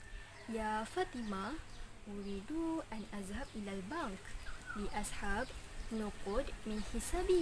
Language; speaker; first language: Arabic; non-native, learner; Malay